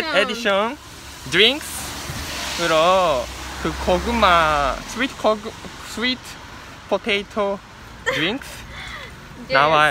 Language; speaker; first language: Korean; non-native, fluent; Japanese